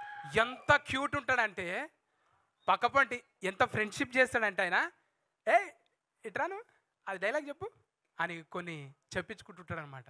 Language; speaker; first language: Telugu; native; Telugu